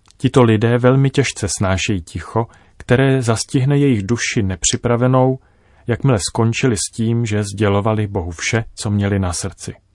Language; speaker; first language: Czech; native; Czech